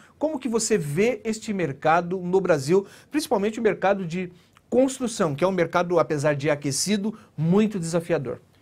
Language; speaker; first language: Portuguese; native; Portuguese